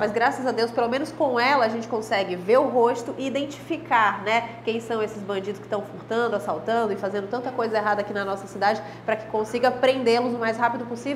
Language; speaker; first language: Portuguese; native; Portuguese